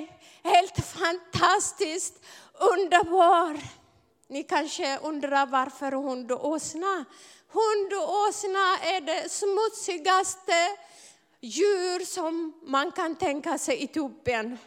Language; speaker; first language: Swedish; non-native, fluent; Amharic